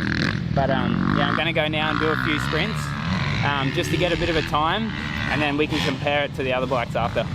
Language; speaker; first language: English; native; English